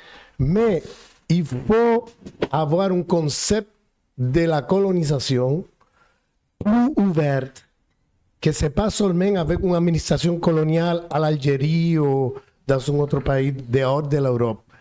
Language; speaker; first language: French; non-native, fluent; Spanish